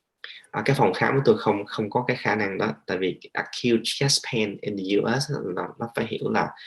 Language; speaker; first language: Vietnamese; native; Vietnamese